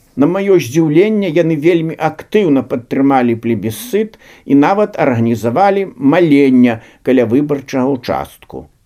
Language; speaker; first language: Belarusian; native; Belarusian